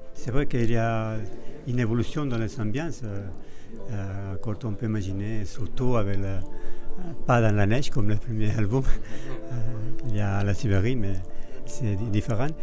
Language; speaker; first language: French; non-native, fluent; Spanish